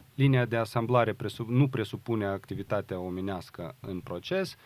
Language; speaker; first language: Romanian; non-native, local second language; Russian